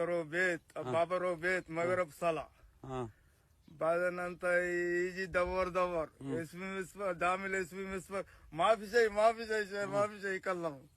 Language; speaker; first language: Arabic; non-native, learner; Hindi